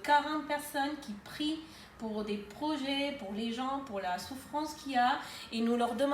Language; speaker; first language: French; native; French